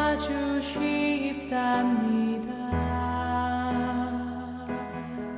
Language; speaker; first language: Korean; native; Korean